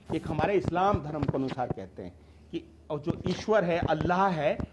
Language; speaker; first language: Hindi; native; Hindi